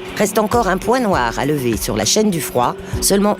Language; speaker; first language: French; native; French